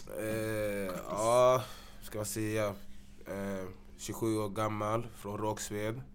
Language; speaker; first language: Swedish; early bilingual, other home language; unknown